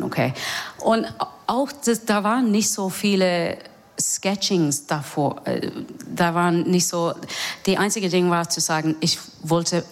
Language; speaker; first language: German; non-native, learner; English